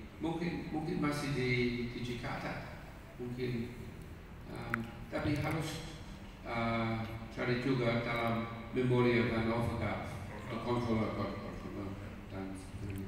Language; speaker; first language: Indonesian; non-native, fluent; English